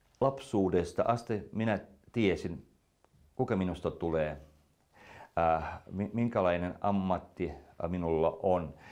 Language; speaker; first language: Finnish; non-native, fluent; Russian